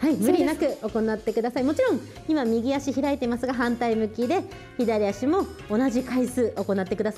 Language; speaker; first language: Japanese; native; Japanese